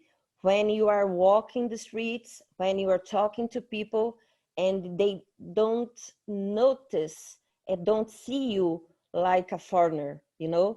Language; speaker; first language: English; non-native, fluent; Portuguese